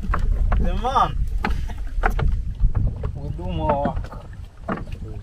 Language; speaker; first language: English; non-native, fluent; Rundi